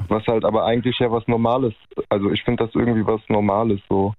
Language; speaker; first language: German; native; German